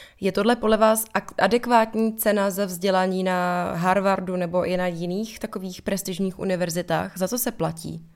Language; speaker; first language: Czech; native; Czech